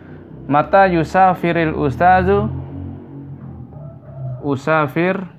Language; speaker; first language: Arabic; non-native, fluent; Indonesian